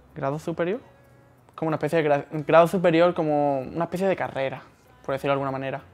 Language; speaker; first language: Spanish; native; Spanish